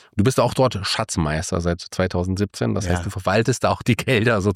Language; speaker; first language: German; native; German